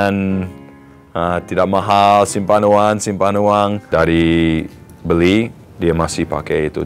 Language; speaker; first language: Indonesian; non-native, learner; English